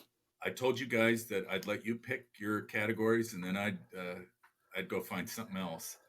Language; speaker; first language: English; native; English